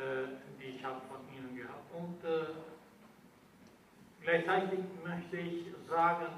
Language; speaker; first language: German; non-native, fluent; Albanian